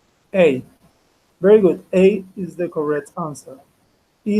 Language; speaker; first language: English; non-native, fluent; Spanish